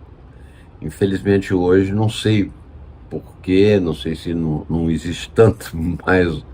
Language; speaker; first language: Portuguese; native; Portuguese